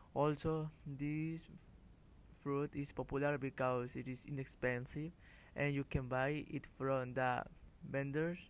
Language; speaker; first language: English; non-native, learner; Spanish